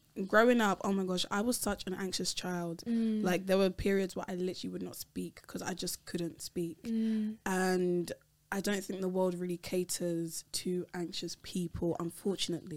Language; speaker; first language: English; native; English